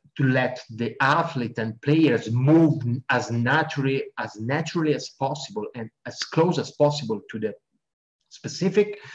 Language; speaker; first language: English; non-native, fluent; Italian